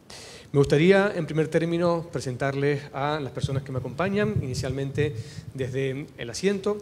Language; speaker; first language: Spanish; native; Spanish